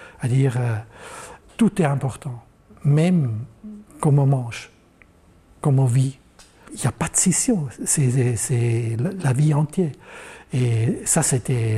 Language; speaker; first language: French; non-native, local second language; German